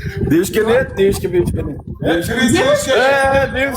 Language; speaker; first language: Russian; non-native, learner; Uzbek